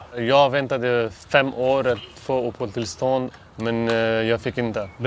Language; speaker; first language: Swedish; non-native, fluent; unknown